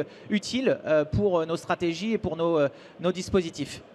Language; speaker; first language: French; native; French